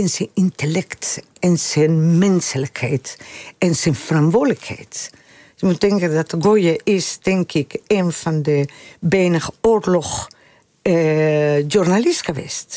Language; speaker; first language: Dutch; non-native, fluent; Spanish